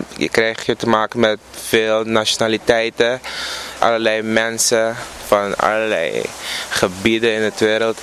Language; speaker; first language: Dutch; non-native, local second language; Papiamento